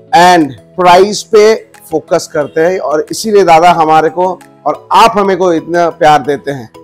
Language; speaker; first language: Hindi; native; Hindi